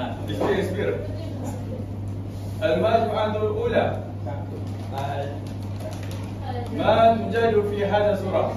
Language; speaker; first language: Arabic; non-native, learner; Malay